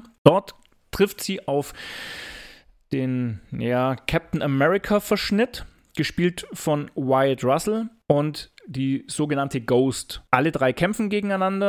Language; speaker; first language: German; native; German